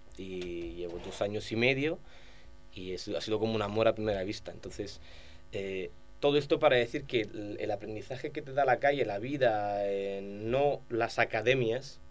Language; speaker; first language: Spanish; non-native, fluent; Italian